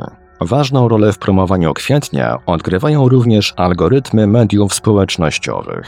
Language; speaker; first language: Polish; native; Polish